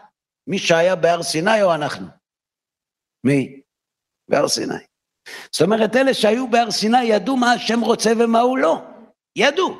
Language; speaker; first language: Hebrew; native; Hebrew